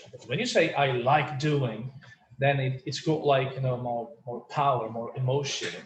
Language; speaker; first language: English; non-native, fluent; Portuguese